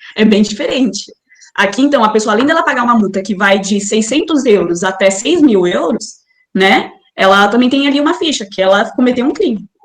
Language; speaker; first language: Portuguese; native; Portuguese